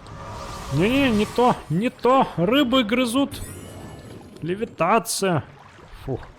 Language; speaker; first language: Russian; native; Russian